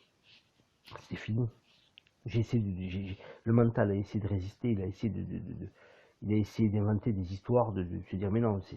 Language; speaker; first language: French; native; French